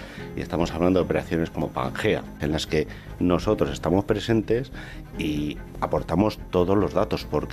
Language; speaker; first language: Spanish; native; Spanish